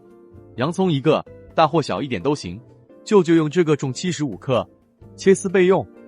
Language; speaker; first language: Chinese; native; Chinese